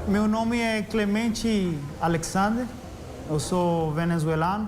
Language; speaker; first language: Portuguese; non-native, learner; Spanish